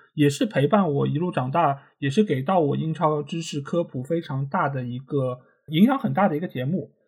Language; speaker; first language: Chinese; non-native, local second language; Wu Chinese